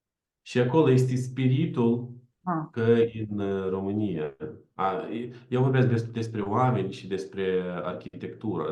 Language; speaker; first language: Romanian; non-native, learner; Ukrainian